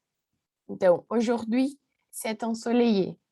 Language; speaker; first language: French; non-native, learner; Portuguese